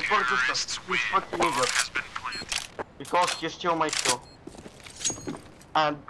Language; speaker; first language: English; non-native, learner; Bulgarian